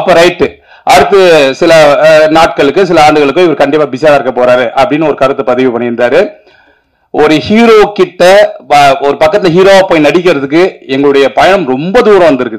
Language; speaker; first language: Tamil; native; Tamil